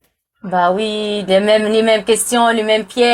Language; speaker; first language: French; non-native, learner; Arabic